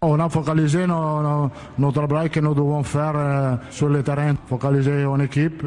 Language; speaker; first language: French; non-native, fluent; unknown